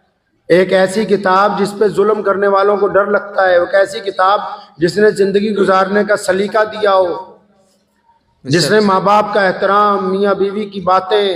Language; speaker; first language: Urdu; native; Urdu